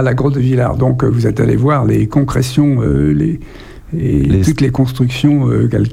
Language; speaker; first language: French; native; French